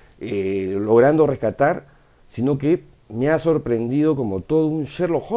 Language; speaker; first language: Spanish; native; Spanish